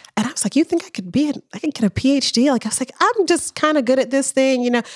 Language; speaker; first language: English; native; English